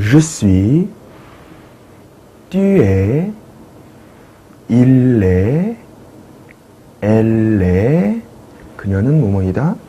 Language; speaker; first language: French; non-native, fluent; Korean